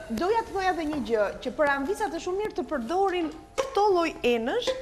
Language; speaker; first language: Albanian; native; Albanian